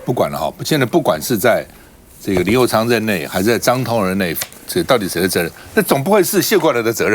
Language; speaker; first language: Chinese; native; Chinese